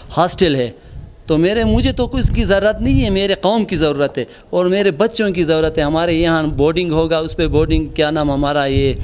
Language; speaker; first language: Urdu; non-native, local second language; Khowar